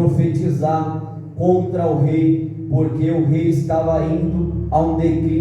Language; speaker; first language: Portuguese; native; Portuguese